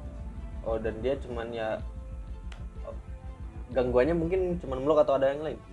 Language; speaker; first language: Indonesian; native; Indonesian